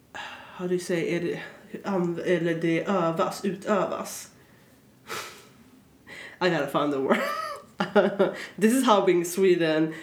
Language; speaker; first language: English; early bilingual, other home language; Swedish